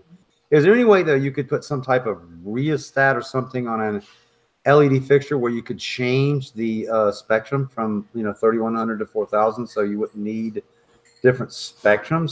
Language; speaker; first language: English; native; English